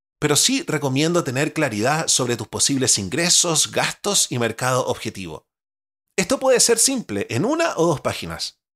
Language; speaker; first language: Spanish; native; Spanish